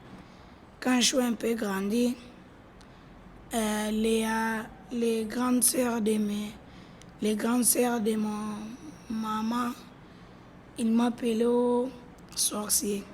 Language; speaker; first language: French; non-native, learner; Lingala